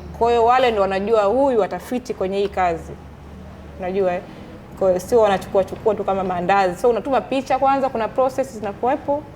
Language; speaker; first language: Swahili; native; Swahili